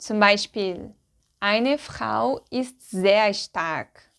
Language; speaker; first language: German; non-native, fluent; Portuguese